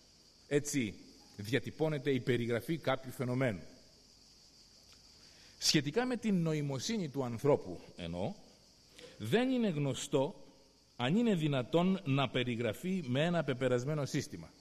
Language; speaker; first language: Greek; native; Greek